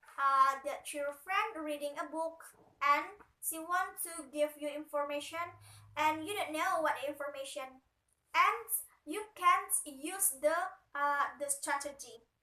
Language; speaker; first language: English; non-native, learner; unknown